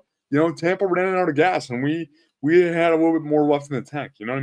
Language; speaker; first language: English; native; English